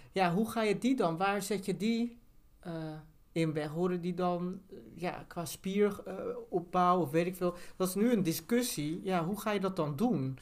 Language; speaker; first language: Dutch; early bilingual, other home language; Turkish